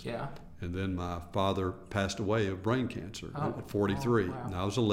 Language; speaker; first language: English; native; English